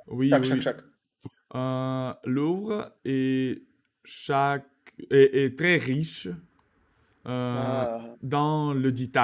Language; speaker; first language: French; non-native, learner; Russian